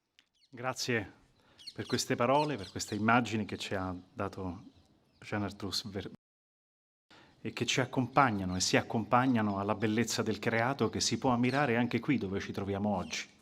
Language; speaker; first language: Italian; native; Italian